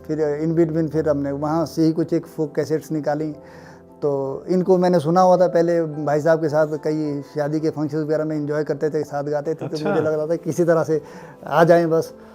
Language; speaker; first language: Hindi; native; Hindi